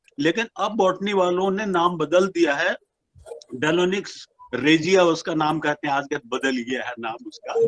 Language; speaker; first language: Hindi; non-native, local second language; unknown